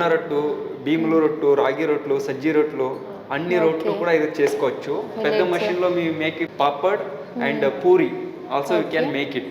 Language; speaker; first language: Telugu; non-native, local second language; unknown